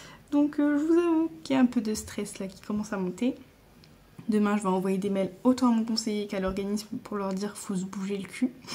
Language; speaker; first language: French; native; French